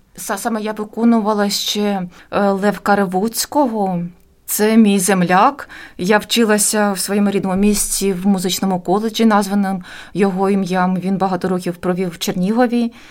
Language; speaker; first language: Ukrainian; native; Ukrainian